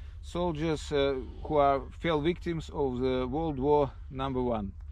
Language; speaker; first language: English; non-native, fluent; Russian